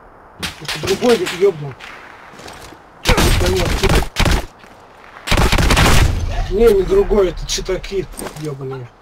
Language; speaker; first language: Russian; native; Russian